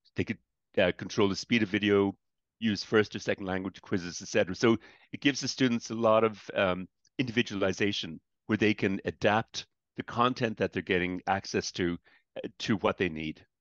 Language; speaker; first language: English; native; English